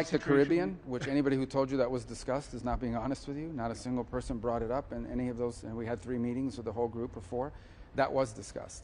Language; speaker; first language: English; native; English